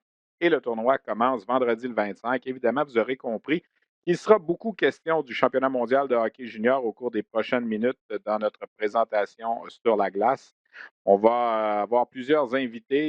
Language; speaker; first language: French; native; French